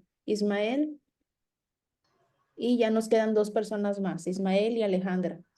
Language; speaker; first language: Spanish; native; Spanish